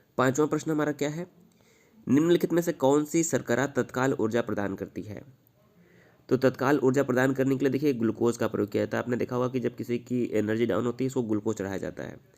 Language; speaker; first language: Hindi; native; Hindi